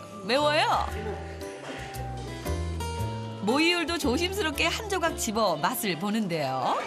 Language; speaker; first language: Korean; native; Korean